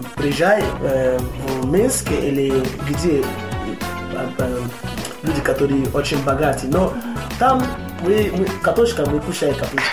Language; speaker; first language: Russian; non-native, learner; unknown